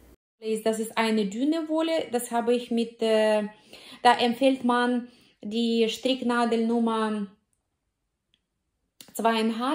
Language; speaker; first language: German; non-native, fluent; Russian